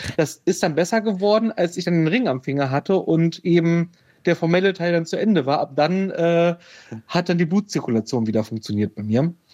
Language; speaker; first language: German; native; German